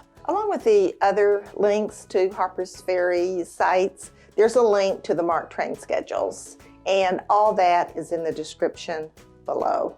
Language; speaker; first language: English; native; English